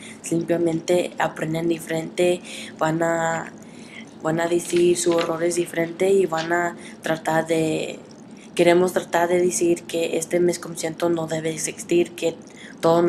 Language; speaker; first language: Spanish; early bilingual, heritage; Spanish